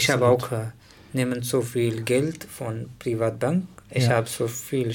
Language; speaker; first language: German; non-native, learner; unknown